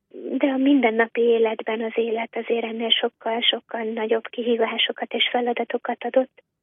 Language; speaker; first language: Hungarian; native; Hungarian